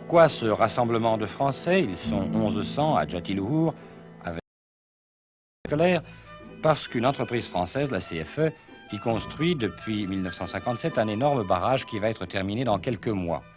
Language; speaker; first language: French; native; French